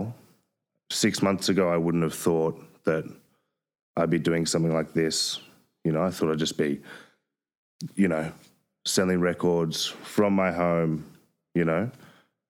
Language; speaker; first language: English; native; English